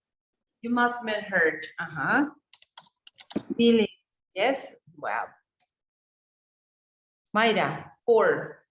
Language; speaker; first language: English; non-native, fluent; Spanish